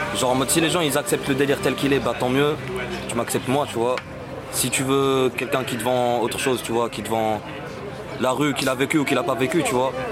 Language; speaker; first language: French; non-native, local second language; Arabic